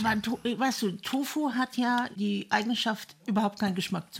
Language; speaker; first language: German; native; German